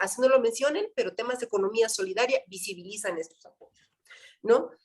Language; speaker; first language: Spanish; native; Spanish